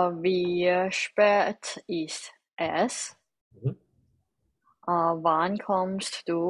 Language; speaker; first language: German; non-native, learner; Chinese